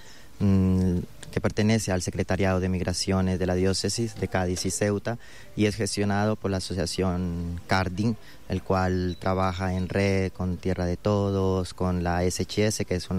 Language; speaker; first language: Spanish; native; Spanish